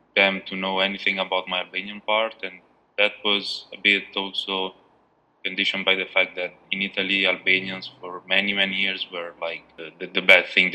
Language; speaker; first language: English; non-native, fluent; Albanian